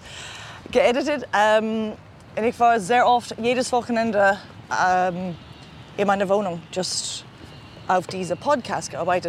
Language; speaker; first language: German; non-native, fluent; English